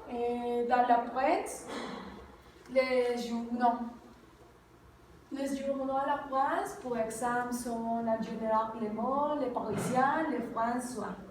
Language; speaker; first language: French; non-native, learner; Spanish